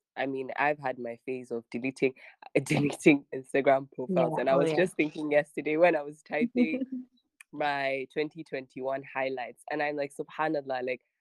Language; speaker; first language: English; non-native, local second language; Hausa